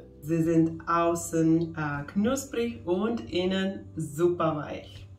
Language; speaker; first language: German; non-native, fluent; Finnish